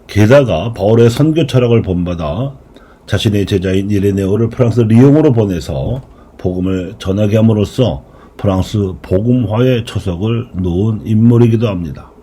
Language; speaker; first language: Korean; native; Korean